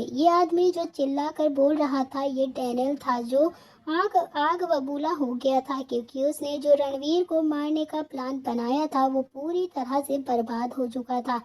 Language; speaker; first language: Hindi; native; Hindi